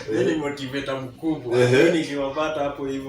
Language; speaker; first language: Swahili; non-native, local second language; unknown